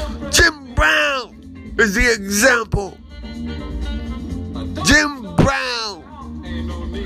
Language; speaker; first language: English; non-native, fluent; Spanish